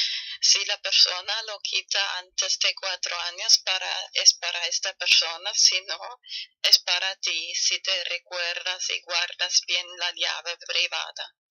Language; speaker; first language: Spanish; non-native, learner; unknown